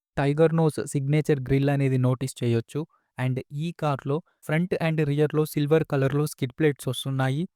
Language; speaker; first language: Telugu; native; Telugu